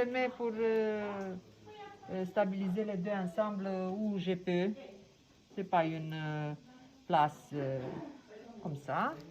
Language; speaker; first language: French; non-native, fluent; Romanian